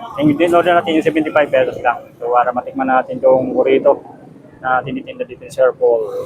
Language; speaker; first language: Filipino; native; Filipino